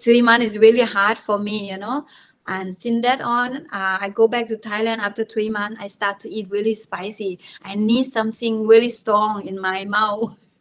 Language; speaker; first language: English; non-native, learner; Thai